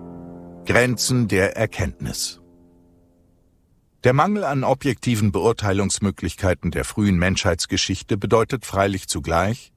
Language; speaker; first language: German; native; German